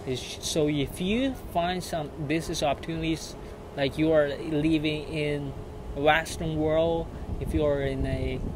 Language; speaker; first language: English; non-native, fluent; Chinese